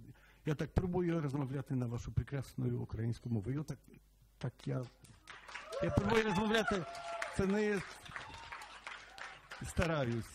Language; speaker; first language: Ukrainian; non-native, learner; Polish